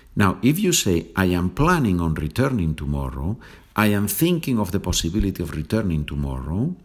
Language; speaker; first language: English; non-native, fluent; Spanish